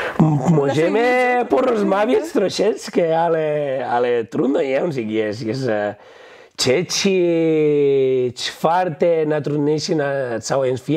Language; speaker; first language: Polish; non-native, learner; Catalan